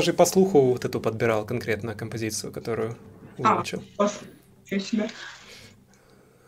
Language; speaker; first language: Russian; native; Russian